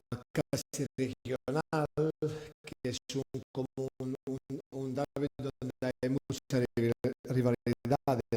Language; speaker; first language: Spanish; non-native, fluent; Serbian